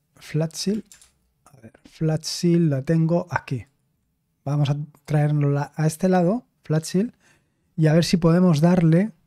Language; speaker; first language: Spanish; native; Spanish